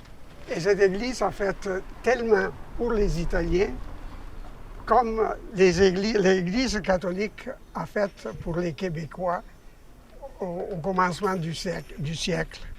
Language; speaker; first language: French; non-native, fluent; Italian